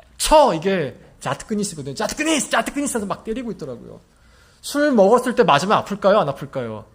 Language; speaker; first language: Korean; native; Korean